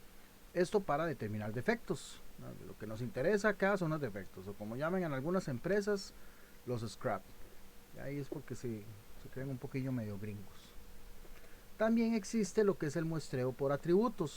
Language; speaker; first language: Spanish; native; Spanish